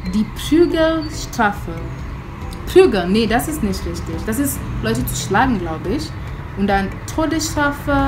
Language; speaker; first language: German; non-native, fluent; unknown